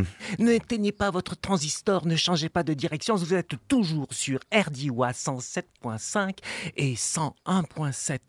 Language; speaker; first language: French; native; French